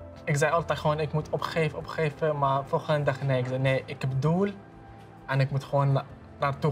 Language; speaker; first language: Dutch; early bilingual, other home language; Arabic